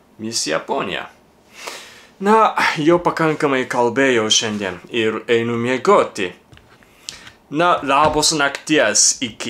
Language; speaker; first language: Lithuanian; non-native, fluent; Japanese